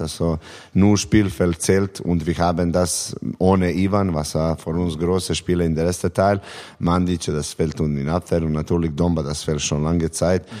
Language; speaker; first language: German; non-native, learner; Serbian